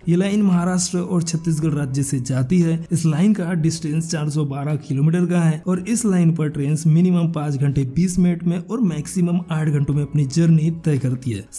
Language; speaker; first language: Hindi; non-native, local second language; Marathi